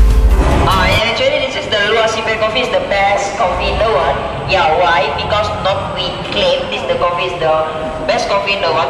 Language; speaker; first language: English; non-native, learner; Indonesian